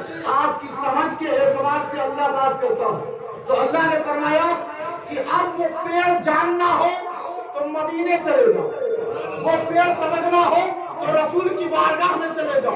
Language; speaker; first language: Urdu; native; Urdu